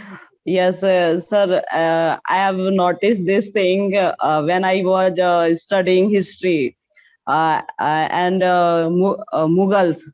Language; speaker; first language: English; non-native, learner; Hindi